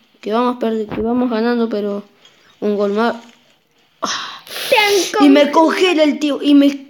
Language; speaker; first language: Spanish; native; Spanish